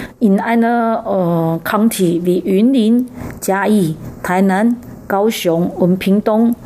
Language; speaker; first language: German; non-native, learner; Chinese